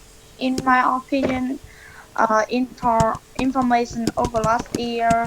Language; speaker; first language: English; non-native, learner; Vietnamese